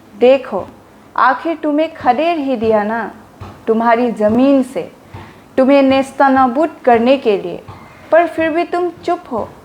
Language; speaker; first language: Hindi; non-native, local second language; Assamese